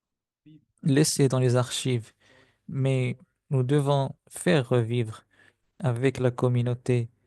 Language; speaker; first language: French; non-native, fluent; Spanish